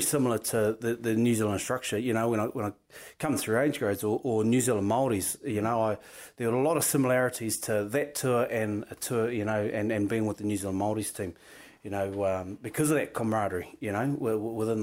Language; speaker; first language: English; native; English